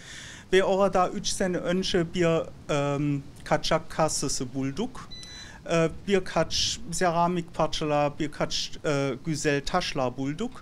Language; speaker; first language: Turkish; non-native, learner; German